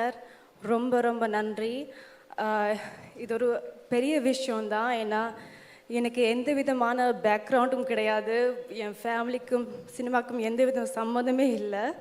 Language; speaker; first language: Tamil; early bilingual, heritage; Tamil